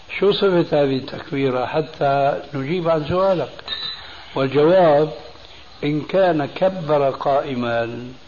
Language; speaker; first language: Arabic; early bilingual, other home language; Albanian